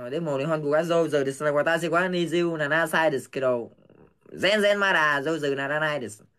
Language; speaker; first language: Japanese; non-native, learner; Vietnamese